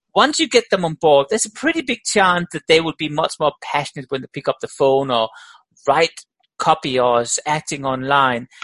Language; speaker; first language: English; non-native, fluent; Danish